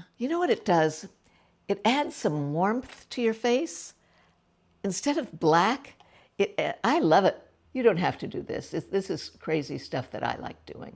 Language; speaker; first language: English; native; English